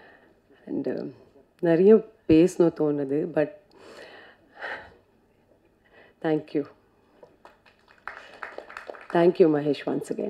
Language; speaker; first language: Tamil; non-native, fluent; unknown